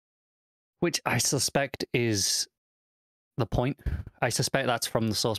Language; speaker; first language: English; native; English